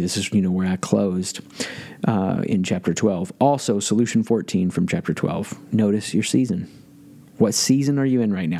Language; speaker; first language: English; native; English